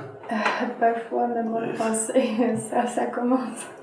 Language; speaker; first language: French; non-native, fluent; Albanian